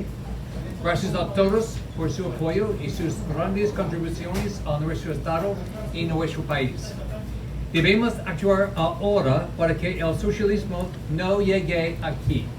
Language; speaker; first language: Spanish; non-native, learner; English